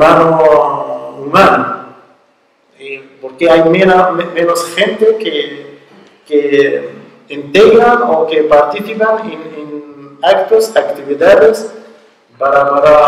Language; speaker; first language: Spanish; non-native, learner; Arabic